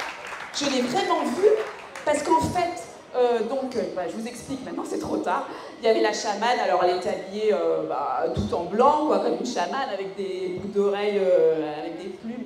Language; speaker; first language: French; native; French